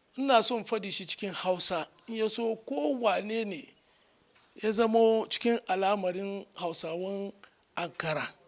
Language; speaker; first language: Hausa; early bilingual, heritage; Hausa